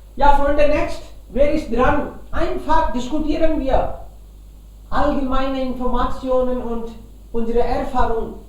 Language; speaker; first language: German; non-native, fluent; Hindi